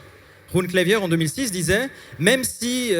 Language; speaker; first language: French; native; French